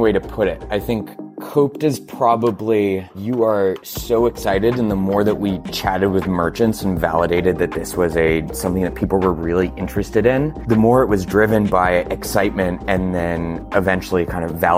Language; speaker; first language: English; native; English